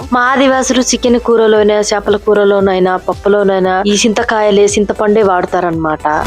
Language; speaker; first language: Telugu; non-native, local second language; Koya